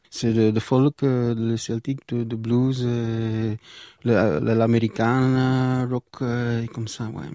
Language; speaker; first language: French; non-native, local second language; Dutch